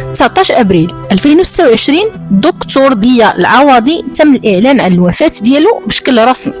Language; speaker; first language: Arabic; native; Arabic